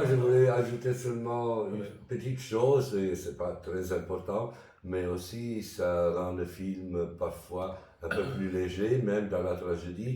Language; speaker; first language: French; non-native, fluent; Italian